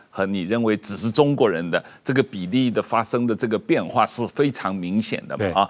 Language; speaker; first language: Chinese; native; Chinese